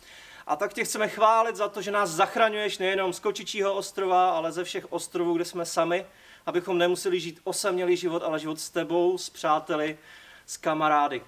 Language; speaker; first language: Czech; native; Czech